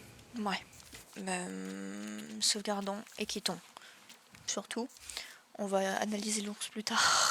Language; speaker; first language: French; native; French